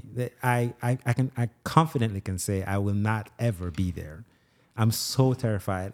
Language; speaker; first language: English; non-native, local second language; Igbo